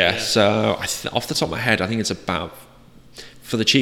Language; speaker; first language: English; native; English